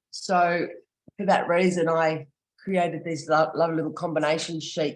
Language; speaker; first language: English; native; English